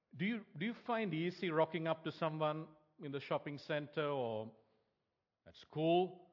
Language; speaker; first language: English; non-native, local second language; Tamil